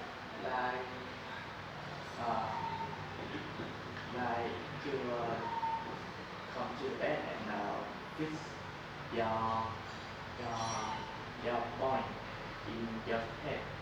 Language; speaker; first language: English; non-native, learner; Vietnamese